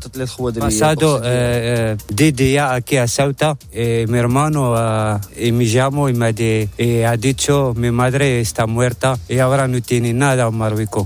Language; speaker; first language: Spanish; non-native, learner; Arabic